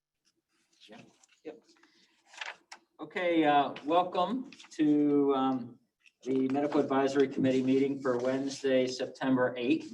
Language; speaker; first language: English; native; English